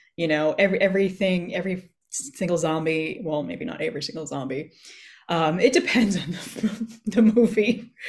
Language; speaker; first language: English; native; English